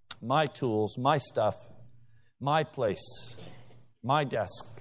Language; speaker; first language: English; native; English